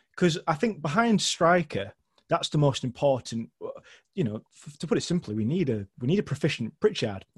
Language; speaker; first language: English; native; English